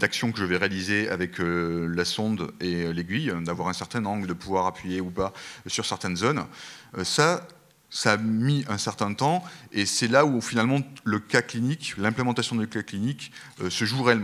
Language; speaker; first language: French; native; French